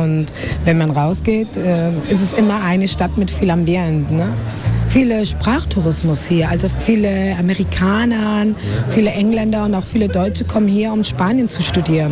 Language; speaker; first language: German; non-native, fluent; Spanish